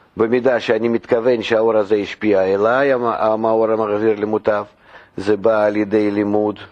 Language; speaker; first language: Hebrew; non-native, fluent; Russian